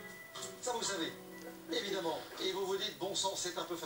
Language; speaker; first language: French; native; French